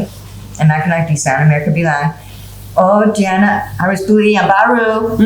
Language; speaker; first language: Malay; non-native, fluent; English